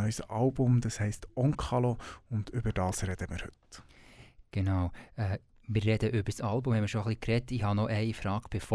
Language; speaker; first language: German; native; German